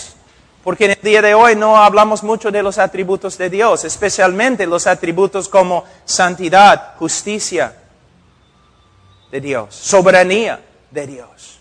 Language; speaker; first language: Spanish; non-native, fluent; English